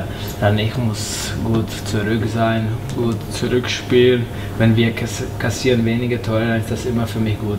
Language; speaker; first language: German; non-native, fluent; Czech